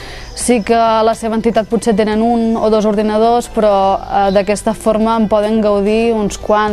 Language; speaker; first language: Catalan; native; Catalan